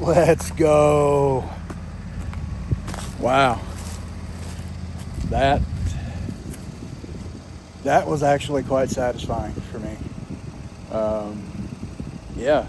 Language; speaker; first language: English; native; English